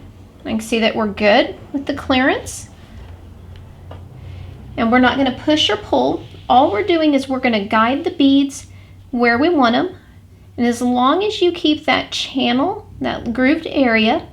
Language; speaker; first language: English; native; English